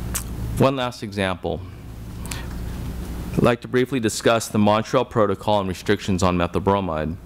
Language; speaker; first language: English; native; English